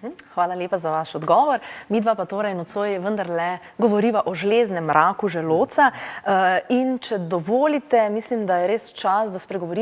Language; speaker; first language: Slovenian; native; Slovenian